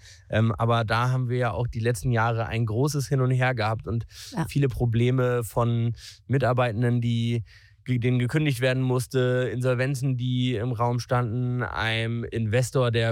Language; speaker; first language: German; native; German